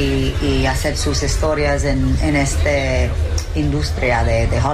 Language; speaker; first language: Spanish; early bilingual, heritage; English